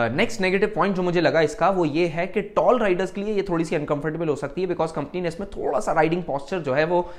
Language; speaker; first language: Hindi; native; Hindi